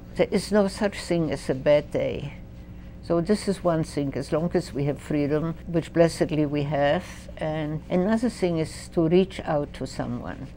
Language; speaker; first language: English; non-native, fluent; Polish